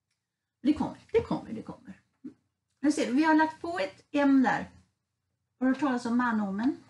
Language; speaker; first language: Swedish; native; Swedish